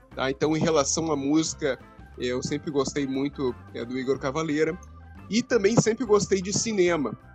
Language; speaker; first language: Portuguese; native; Portuguese